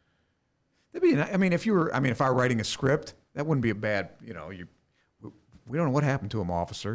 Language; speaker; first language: English; native; English